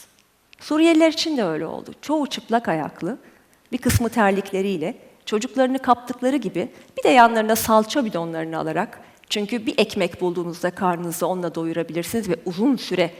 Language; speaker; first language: Turkish; native; Turkish